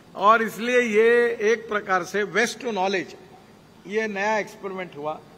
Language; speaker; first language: Hindi; non-native, local second language; Marathi